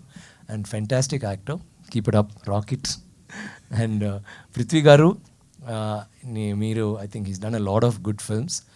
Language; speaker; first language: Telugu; non-native, learner; Tamil